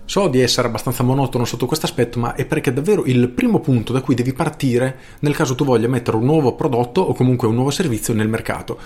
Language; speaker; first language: Italian; native; Italian